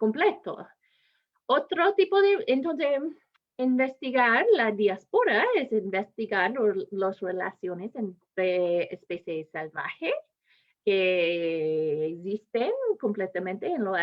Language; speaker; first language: Spanish; non-native, fluent; English